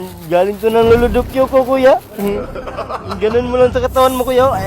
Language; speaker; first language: Filipino; non-native, local second language; Cebuano